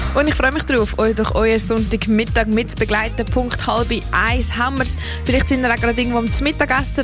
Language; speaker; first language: German; native; German